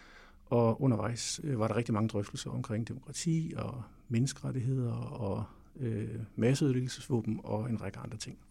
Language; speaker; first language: Danish; native; Danish